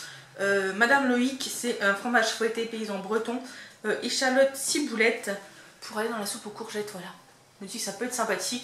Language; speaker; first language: French; native; French